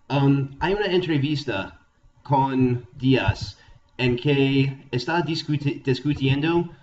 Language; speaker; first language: Spanish; non-native, fluent; English